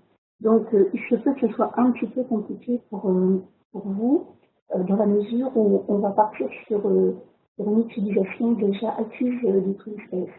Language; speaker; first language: French; native; French